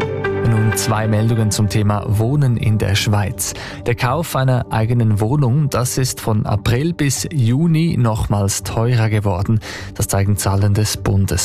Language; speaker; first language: German; native; German